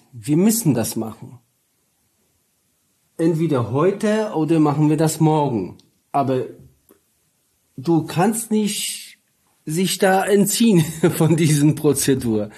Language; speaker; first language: German; non-native, learner; Polish